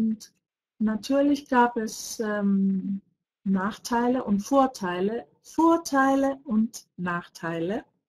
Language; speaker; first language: German; non-native, fluent; Greek